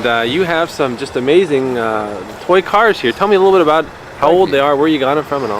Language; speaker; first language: English; native; English